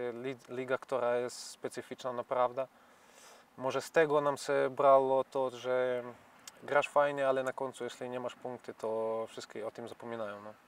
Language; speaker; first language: Polish; non-native, fluent; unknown